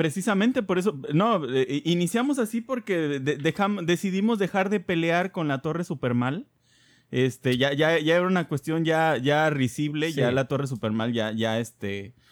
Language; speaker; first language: Spanish; native; Spanish